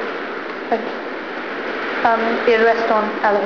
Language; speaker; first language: French; non-native, learner; English